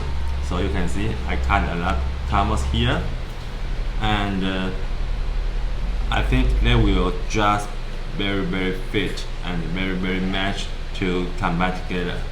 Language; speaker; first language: English; non-native, learner; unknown